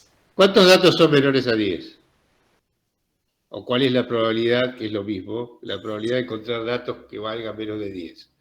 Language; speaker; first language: Spanish; native; Spanish